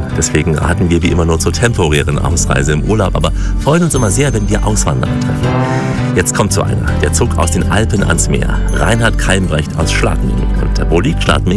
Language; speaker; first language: German; native; German